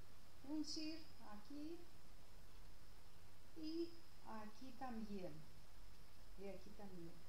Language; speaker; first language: Spanish; non-native, learner; Russian